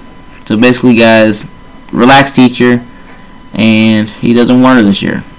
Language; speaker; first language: English; native; English